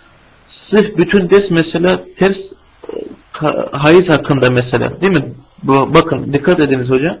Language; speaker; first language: Turkish; non-native, fluent; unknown